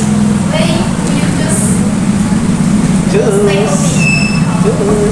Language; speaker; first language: English; non-native, fluent; Indonesian